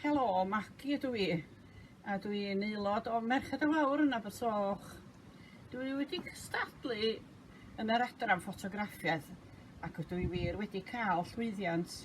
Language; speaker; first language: Welsh; native; Welsh